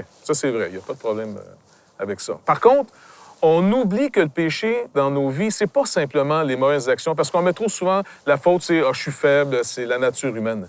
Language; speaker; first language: French; native; French